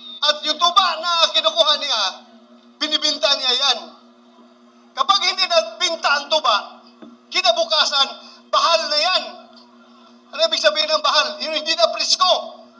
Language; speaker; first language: Filipino; non-native, local second language; Cebuano